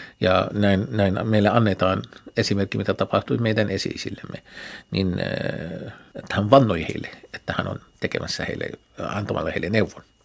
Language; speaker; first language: Finnish; non-native, fluent; Arabic